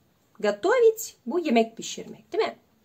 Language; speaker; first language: Turkish; non-native, learner; Russian